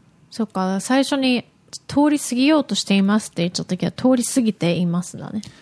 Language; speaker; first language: Japanese; native; Japanese